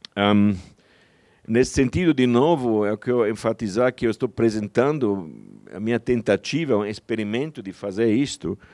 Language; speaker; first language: Portuguese; non-native, fluent; German